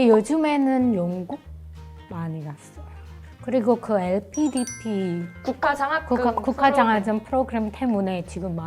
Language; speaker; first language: Korean; non-native, fluent; Indonesian